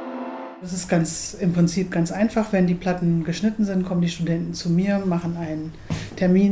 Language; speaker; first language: German; native; German